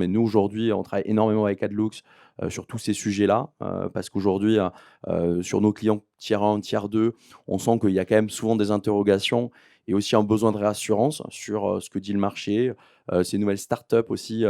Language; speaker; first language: French; native; French